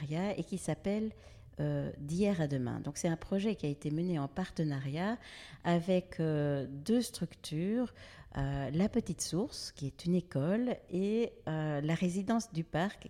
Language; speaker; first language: French; native; French